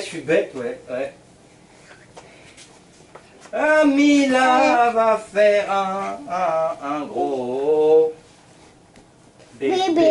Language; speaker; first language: French; native; French